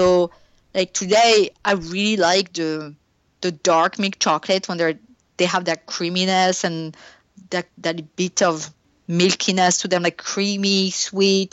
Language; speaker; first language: English; non-native, fluent; French